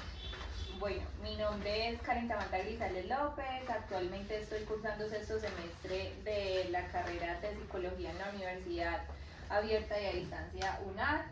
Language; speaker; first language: Spanish; native; Spanish